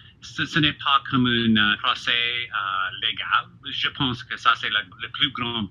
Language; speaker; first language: French; non-native, fluent; English